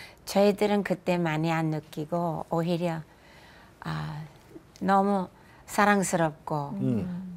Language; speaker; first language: Korean; non-native, fluent; English